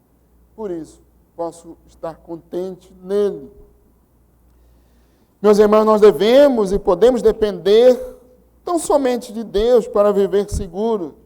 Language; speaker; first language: Portuguese; native; Portuguese